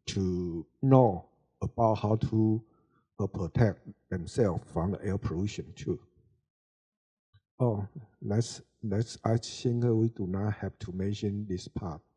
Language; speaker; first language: English; non-native, learner; Chinese